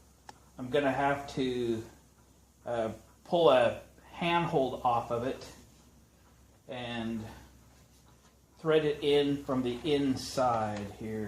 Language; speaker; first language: English; native; English